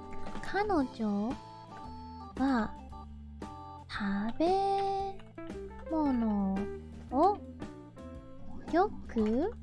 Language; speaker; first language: Japanese; non-native, learner; English